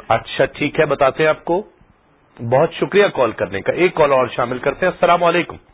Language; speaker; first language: Urdu; native; Urdu